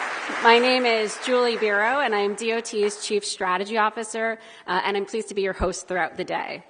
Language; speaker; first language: English; native; English